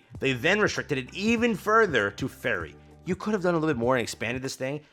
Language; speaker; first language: English; native; English